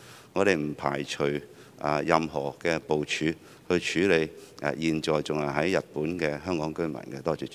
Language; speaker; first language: Chinese; non-native, local second language; Cantonese